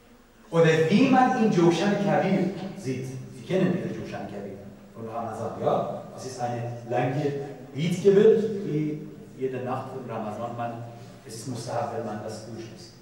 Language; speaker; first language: German; non-native, fluent; Persian